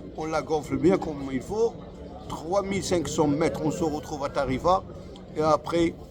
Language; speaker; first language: French; non-native, local second language; Arabic